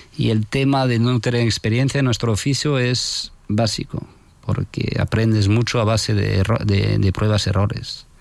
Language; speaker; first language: Spanish; non-native, fluent; French